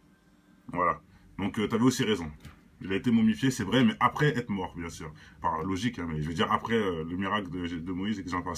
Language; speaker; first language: French; native; French